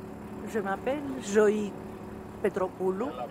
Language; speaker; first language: French; non-native, fluent; Greek